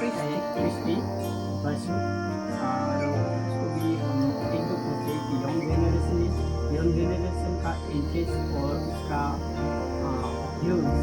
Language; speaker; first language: Hindi; non-native, local second language; Nepali